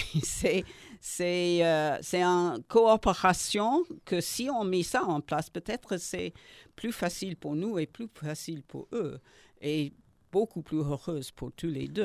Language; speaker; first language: French; non-native, learner; English